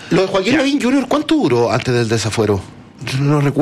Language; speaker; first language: Spanish; native; Spanish